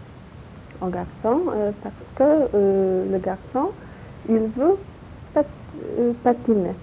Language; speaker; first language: French; non-native, learner; Polish